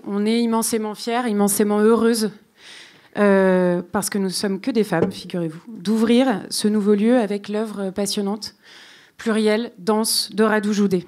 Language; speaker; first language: French; native; French